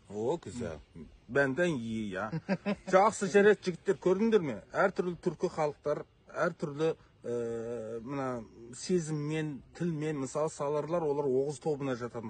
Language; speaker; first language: Turkish; non-native, learner; Kazakh